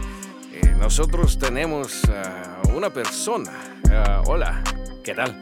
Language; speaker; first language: Spanish; non-native, learner; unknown